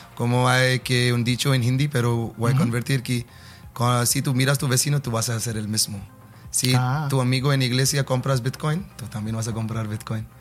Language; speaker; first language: Spanish; non-native, learner; Hindi